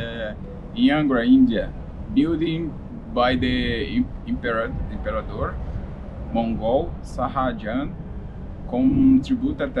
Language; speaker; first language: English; non-native, learner; Portuguese